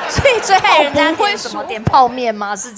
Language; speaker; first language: Chinese; native; Chinese